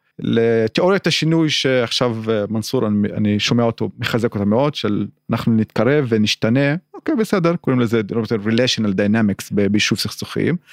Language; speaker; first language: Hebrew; non-native, local second language; Arabic